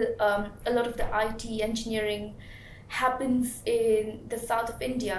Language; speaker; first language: English; non-native, local second language; Hindi